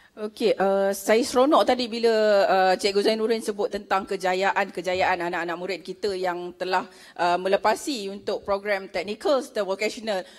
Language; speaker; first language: Malay; native; Malay